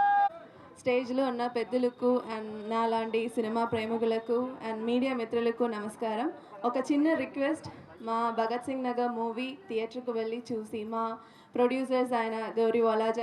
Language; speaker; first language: Telugu; non-native, local second language; Malayalam